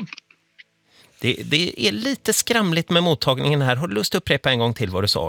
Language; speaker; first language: Swedish; native; Swedish